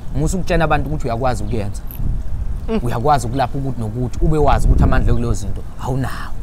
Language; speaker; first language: Zulu; native; Zulu